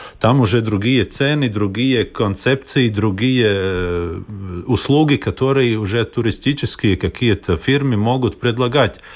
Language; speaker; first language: Russian; non-native, local second language; Latvian